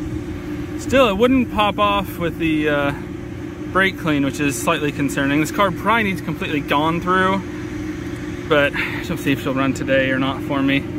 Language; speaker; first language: English; native; English